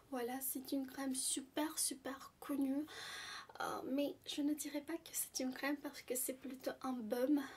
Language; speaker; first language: French; non-native, fluent; Armenian